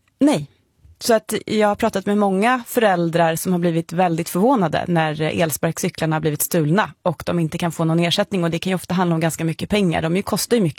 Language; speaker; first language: Swedish; native; Swedish